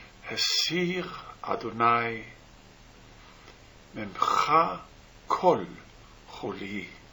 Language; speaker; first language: Hebrew; non-native, learner; English